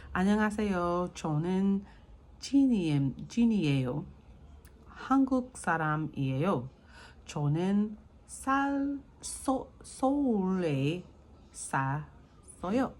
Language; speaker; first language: Korean; non-native, learner; English